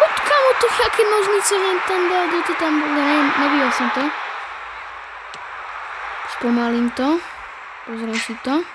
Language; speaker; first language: Slovak; native; Slovak